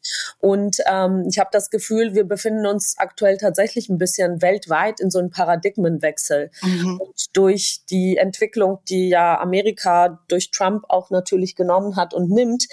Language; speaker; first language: German; non-native, fluent; Georgian